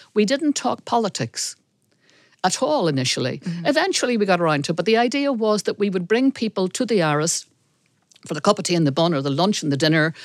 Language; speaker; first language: English; native; English